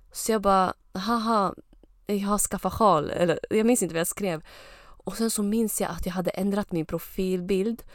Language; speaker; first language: Swedish; early bilingual, other home language; Arabic